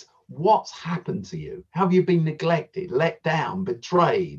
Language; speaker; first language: English; native; English